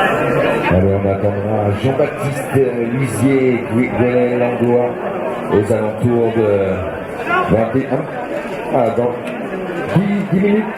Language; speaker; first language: French; native; French